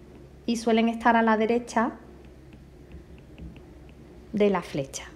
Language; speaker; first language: Spanish; native; Spanish